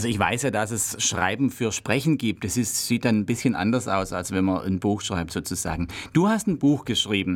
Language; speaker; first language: German; native; German